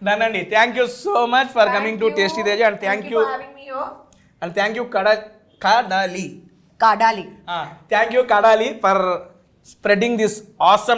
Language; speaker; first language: Telugu; native; Telugu